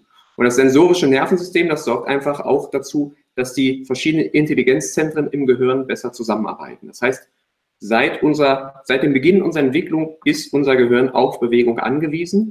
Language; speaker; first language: German; native; German